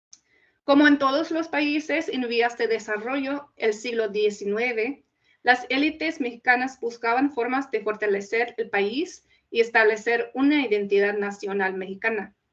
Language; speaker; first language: Spanish; non-native, fluent; English